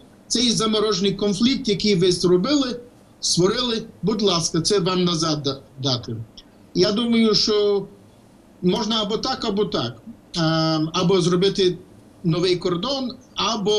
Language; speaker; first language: Ukrainian; non-native, fluent; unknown